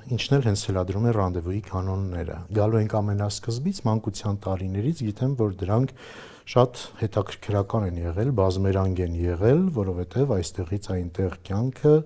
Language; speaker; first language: Armenian; native; Armenian